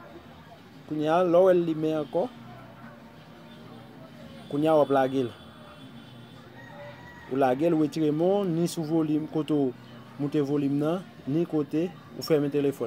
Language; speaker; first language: French; non-native, learner; Haitian Creole